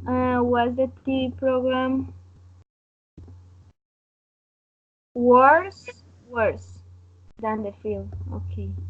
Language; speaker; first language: English; non-native, learner; Spanish